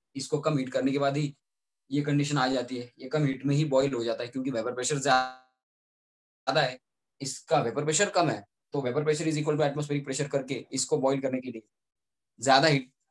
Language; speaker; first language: Hindi; native; Hindi